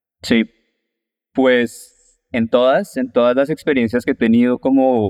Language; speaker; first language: Spanish; non-native, fluent; English